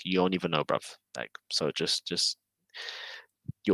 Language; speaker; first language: English; native; English